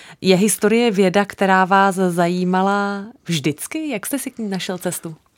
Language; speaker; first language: Czech; native; Czech